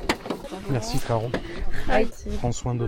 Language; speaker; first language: French; native; French